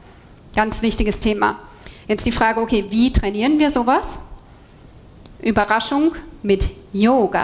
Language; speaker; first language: German; native; German